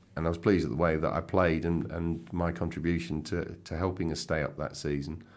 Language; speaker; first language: English; native; English